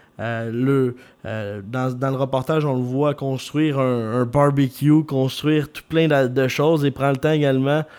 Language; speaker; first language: French; native; French